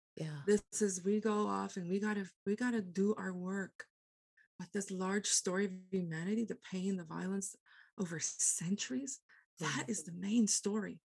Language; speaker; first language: English; non-native, local second language; Afrikaans